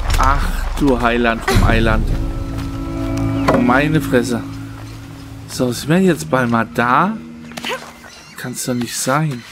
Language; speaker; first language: German; native; German